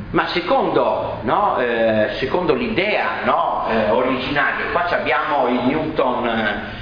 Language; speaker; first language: Italian; native; Italian